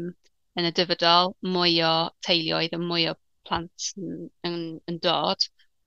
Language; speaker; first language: Welsh; non-native, learner; English